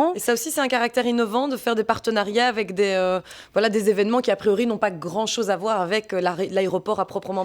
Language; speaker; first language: French; native; French